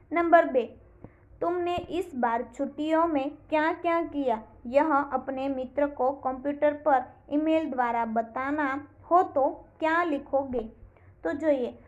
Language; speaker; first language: Hindi; non-native, local second language; Gujarati